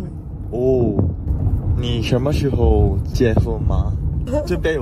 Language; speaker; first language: Chinese; non-native, learner; Korean